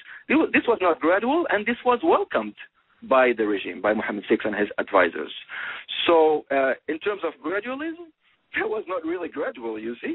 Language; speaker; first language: English; non-native, fluent; Arabic